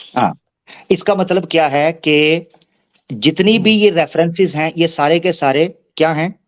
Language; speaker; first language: Urdu; native; Urdu